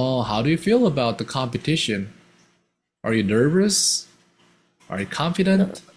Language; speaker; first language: English; non-native, fluent; Korean